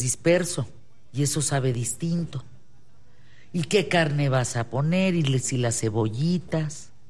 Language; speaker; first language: Spanish; native; Spanish